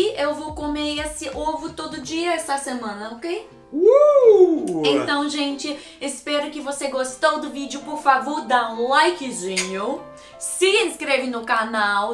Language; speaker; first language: Portuguese; non-native, fluent; English